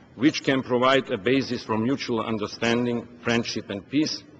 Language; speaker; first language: English; non-native, fluent; Macedonian